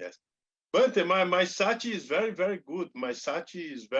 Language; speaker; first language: English; non-native, learner; Portuguese